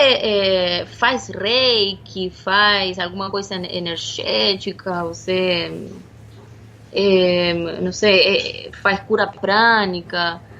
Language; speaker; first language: Portuguese; non-native, fluent; Spanish